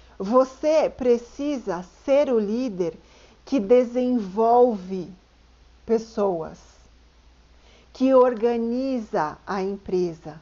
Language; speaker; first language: Portuguese; native; Portuguese